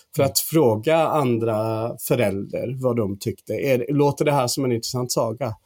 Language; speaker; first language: Swedish; non-native, fluent; English